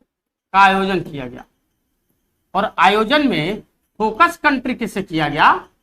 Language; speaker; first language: Hindi; native; Hindi